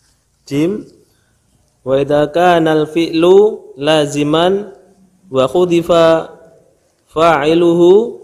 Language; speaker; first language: Arabic; non-native, learner; Indonesian